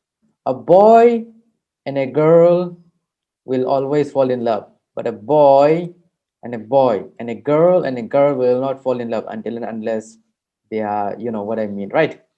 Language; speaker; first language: English; non-native, local second language; Hindi